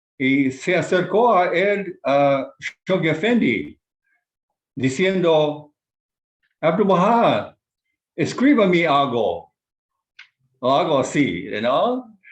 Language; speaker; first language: Spanish; non-native, fluent; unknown